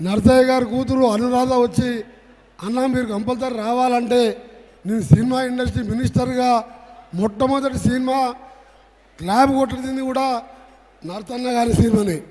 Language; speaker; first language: Telugu; native; Telugu